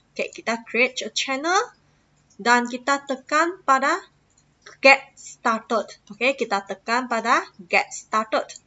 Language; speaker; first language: Malay; non-native, local second language; Chinese